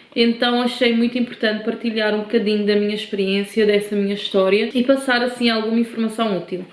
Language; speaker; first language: Portuguese; non-native, local second language; Kabuverdianu